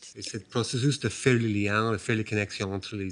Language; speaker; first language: French; non-native, fluent; English